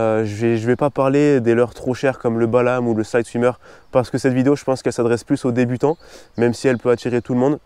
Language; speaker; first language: French; native; French